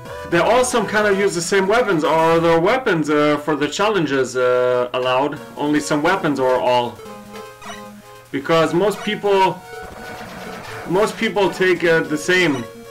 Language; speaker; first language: English; non-native, fluent; German